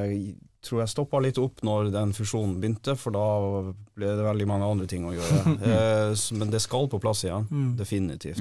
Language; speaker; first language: Norwegian; native; Norwegian